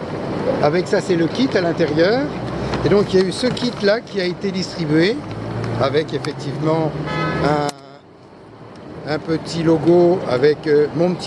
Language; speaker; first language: French; native; French